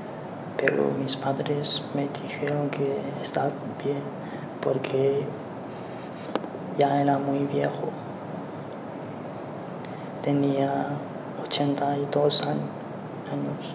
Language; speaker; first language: Spanish; non-native, learner; Chinese